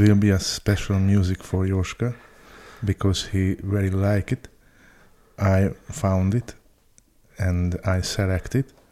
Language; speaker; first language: English; non-native, learner; Hungarian